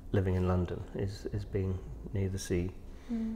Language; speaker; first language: English; native; English